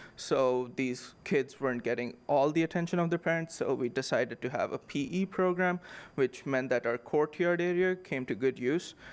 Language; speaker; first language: English; non-native, local second language; Urdu